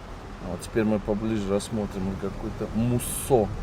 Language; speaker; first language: Russian; native; Russian